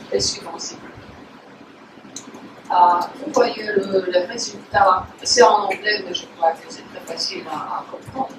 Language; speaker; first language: French; non-native, fluent; Polish